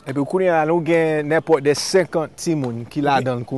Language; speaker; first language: French; non-native, learner; English